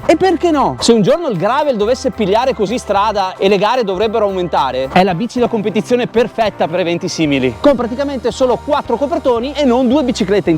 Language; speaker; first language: Italian; native; Italian